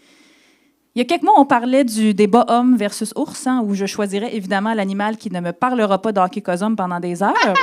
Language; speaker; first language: French; native; French